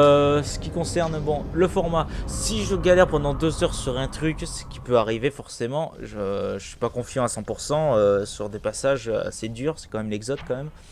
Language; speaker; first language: French; native; French